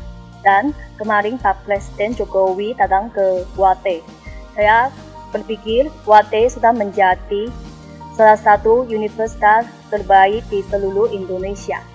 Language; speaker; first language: Indonesian; non-native, learner; Chinese